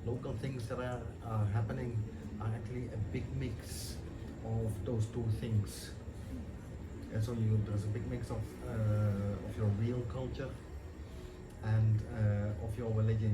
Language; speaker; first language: English; non-native, fluent; Dutch